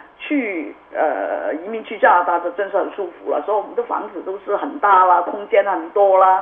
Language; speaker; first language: Chinese; non-native, local second language; Cantonese